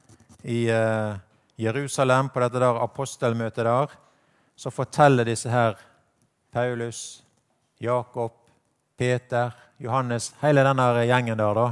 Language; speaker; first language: Norwegian; native; Norwegian